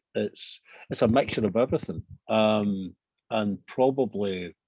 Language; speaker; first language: English; native; English